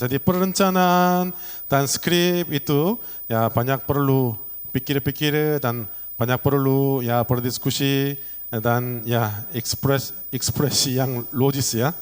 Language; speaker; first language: Indonesian; non-native, learner; Korean